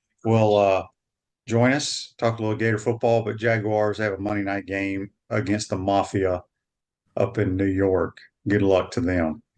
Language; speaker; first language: English; native; English